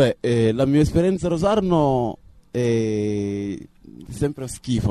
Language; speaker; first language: Italian; non-native, fluent; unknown